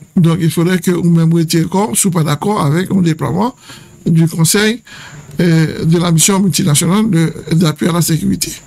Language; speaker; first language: French; non-native, local second language; Haitian Creole